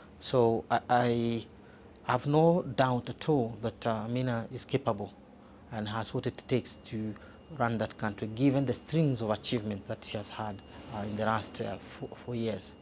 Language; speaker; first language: English; non-native, local second language; Swahili